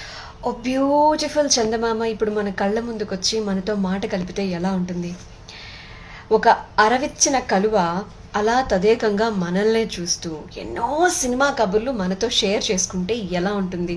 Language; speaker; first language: Telugu; native; Telugu